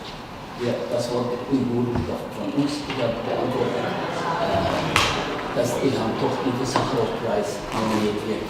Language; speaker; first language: German; non-native, fluent; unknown